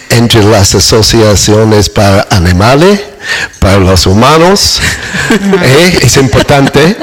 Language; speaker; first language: Spanish; non-native, learner; English